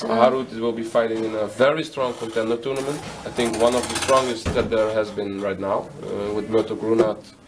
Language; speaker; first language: English; non-native, fluent; Dutch